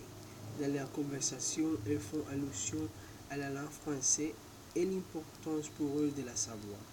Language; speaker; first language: French; non-native, learner; Spanish